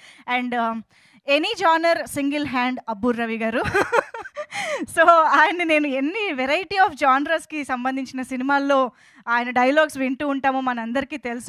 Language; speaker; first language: Telugu; native; Telugu